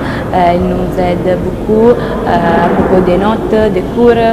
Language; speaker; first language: French; non-native, fluent; Italian